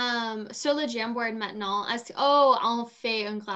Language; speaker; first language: French; non-native, learner; English